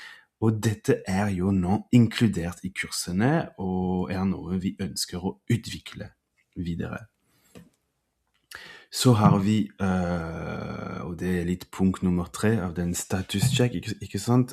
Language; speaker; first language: Norwegian; non-native, fluent; French